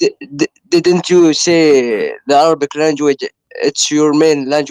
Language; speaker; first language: English; non-native, fluent; Arabic